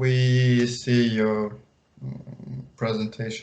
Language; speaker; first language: English; non-native, learner; Ukrainian